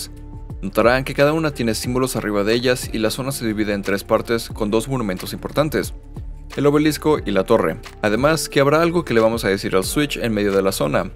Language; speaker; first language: Spanish; native; Spanish